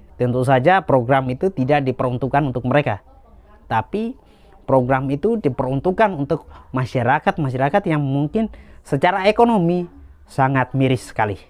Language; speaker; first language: Indonesian; native; Indonesian